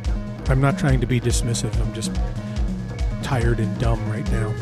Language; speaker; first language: English; native; English